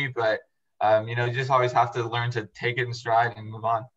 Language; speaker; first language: English; native; English